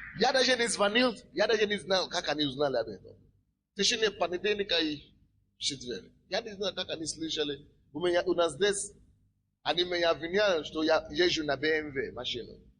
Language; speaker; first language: Russian; non-native, fluent; Yoruba